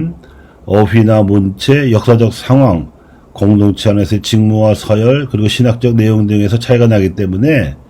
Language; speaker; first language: Korean; native; Korean